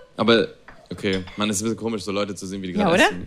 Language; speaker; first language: German; non-native, fluent; Spanish